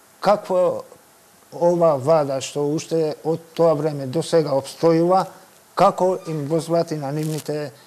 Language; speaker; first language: Macedonian; non-native, local second language; Albanian